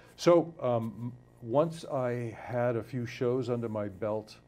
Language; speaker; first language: English; native; English